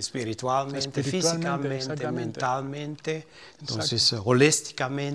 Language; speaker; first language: Spanish; non-native, fluent; Papiamento